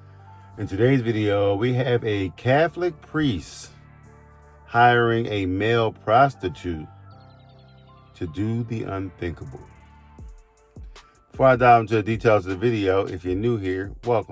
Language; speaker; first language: English; native; English